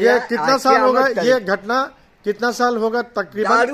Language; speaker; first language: Hindi; non-native, fluent; Bangla